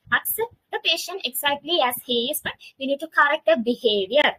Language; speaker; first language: English; non-native, local second language; Malayalam